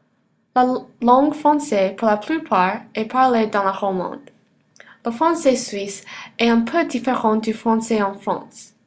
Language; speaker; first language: French; non-native, learner; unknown